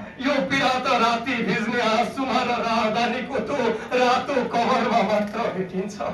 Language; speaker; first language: Nepali; native; Nepali